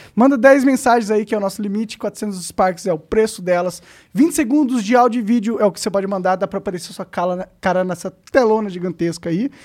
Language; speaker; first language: Portuguese; native; Portuguese